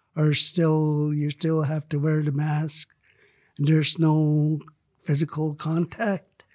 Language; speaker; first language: English; native; English